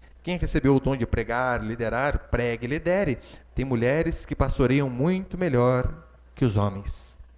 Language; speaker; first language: Portuguese; native; Portuguese